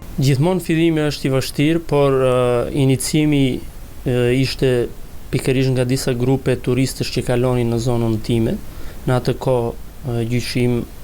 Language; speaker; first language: Albanian; non-native, local second language; Macedonian